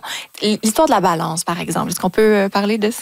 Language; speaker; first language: French; native; French